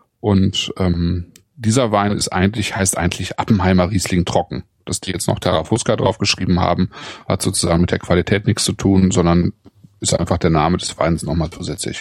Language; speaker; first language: German; native; German